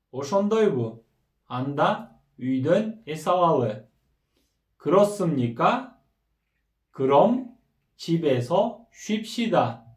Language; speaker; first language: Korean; non-native, fluent; Kyrgyz